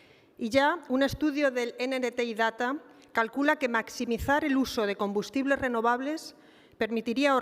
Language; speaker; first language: Spanish; native; Spanish